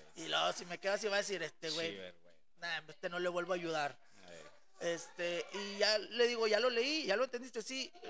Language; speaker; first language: Spanish; native; Spanish